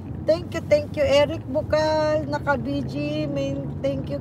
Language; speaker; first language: English; non-native, local second language; Cebuano